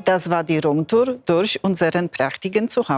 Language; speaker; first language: German; non-native, fluent; Polish